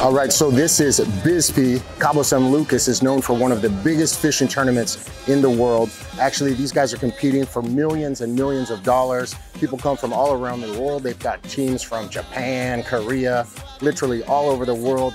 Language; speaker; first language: English; native; English